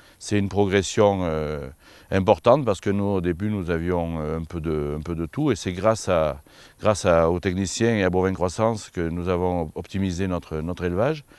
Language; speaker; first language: French; native; French